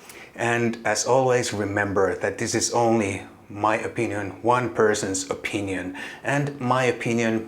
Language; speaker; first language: English; non-native, fluent; Finnish